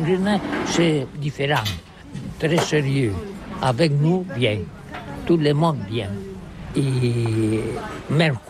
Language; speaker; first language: French; non-native, learner; Catalan